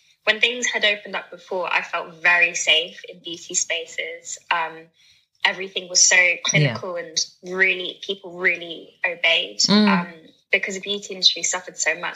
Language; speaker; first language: English; native; English